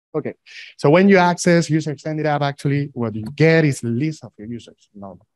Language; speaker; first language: English; non-native, fluent; Spanish